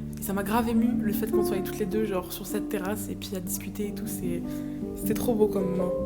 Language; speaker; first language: French; native; French